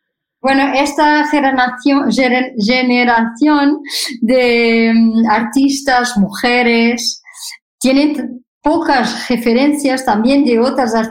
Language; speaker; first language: Spanish; non-native, fluent; Portuguese